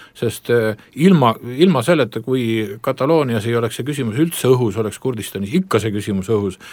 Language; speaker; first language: Estonian; native; Estonian